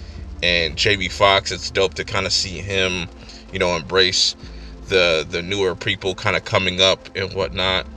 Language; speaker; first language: English; native; English